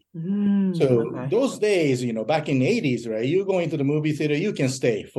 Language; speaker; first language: English; early bilingual, other home language; Japanese